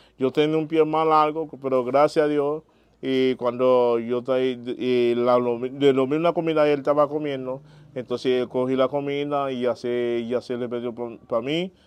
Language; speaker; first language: Spanish; non-native, learner; Haitian Creole